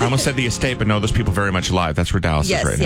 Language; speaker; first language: English; native; English